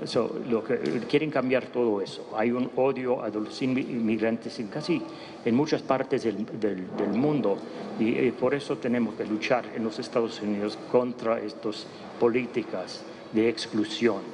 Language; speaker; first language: Spanish; non-native, fluent; English